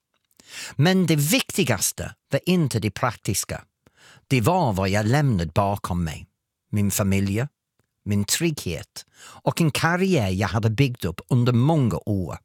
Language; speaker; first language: Swedish; non-native, fluent; English